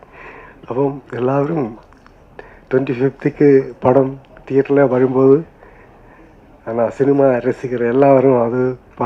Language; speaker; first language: Tamil; non-native, learner; Malayalam